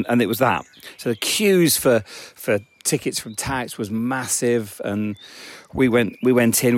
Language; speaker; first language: English; native; English